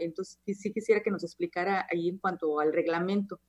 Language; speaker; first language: Spanish; native; Spanish